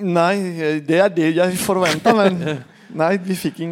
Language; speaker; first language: Norwegian; non-native, fluent; Spanish